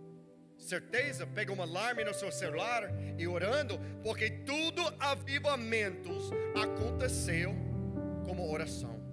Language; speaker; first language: Portuguese; non-native, learner; English